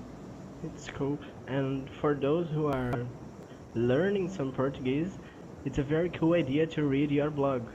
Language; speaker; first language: English; non-native, fluent; Portuguese